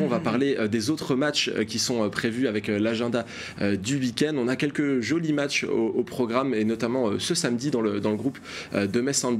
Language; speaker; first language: French; native; French